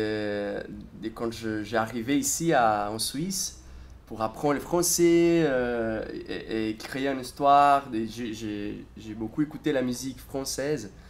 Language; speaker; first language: French; non-native, fluent; Portuguese